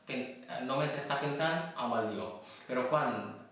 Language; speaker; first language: Catalan; non-native, fluent; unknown